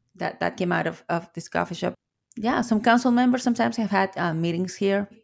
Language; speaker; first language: English; non-native, fluent; Spanish